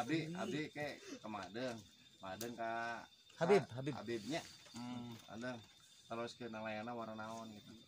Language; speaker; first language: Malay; non-native, local second language; Sundanese